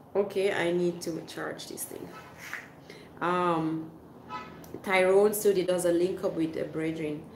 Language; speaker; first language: English; non-native, fluent; Swiss German